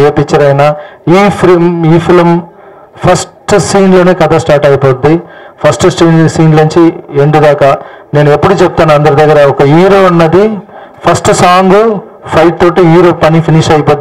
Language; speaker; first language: Telugu; non-native, local second language; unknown